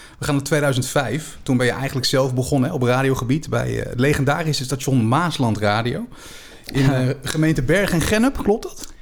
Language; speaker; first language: Dutch; native; Dutch